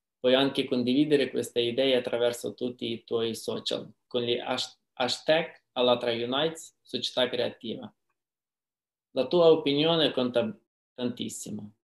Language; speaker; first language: Italian; non-native, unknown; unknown